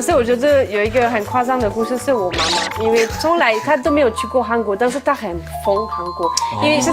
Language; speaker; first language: Chinese; non-native, fluent; French